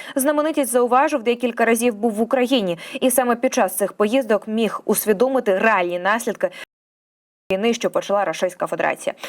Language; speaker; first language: Ukrainian; native; Ukrainian